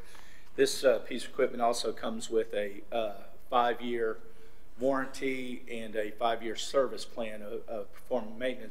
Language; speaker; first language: English; native; English